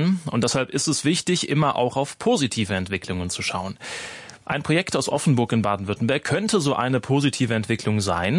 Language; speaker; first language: German; native; German